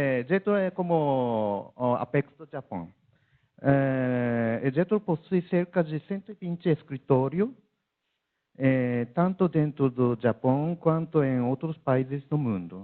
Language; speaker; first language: Portuguese; non-native, learner; Japanese